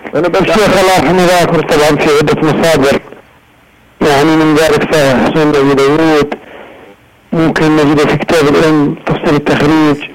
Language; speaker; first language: Arabic; native; Arabic